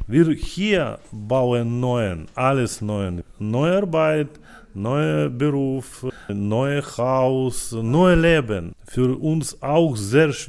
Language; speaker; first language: German; non-native, learner; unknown